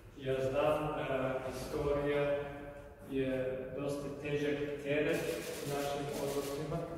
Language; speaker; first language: Serbian; non-native, fluent; English